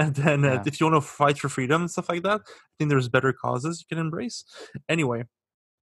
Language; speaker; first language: English; native; English